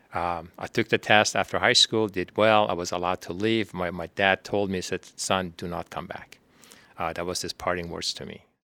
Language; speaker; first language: English; non-native, fluent; Persian